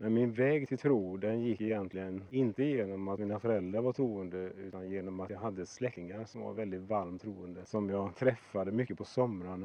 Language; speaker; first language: Swedish; native; Swedish